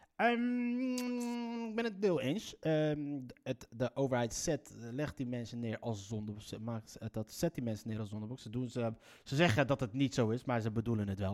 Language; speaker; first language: Dutch; native; Dutch